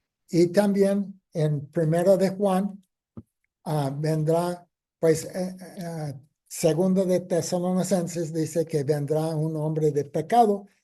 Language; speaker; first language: Spanish; non-native, fluent; English